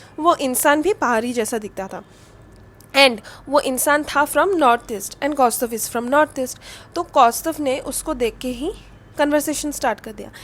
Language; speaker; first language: Hindi; non-native, local second language; Bangla